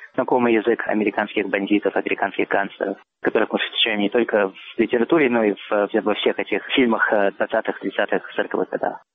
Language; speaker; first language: Russian; native; Russian